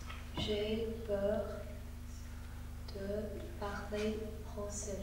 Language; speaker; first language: French; non-native, learner; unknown